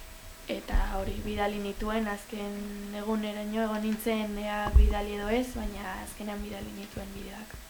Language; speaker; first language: Basque; non-native, local second language; Spanish